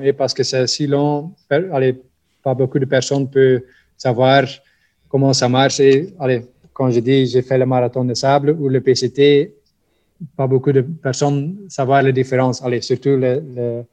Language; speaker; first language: French; non-native, local second language; Dutch